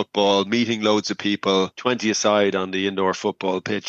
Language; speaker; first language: English; native; English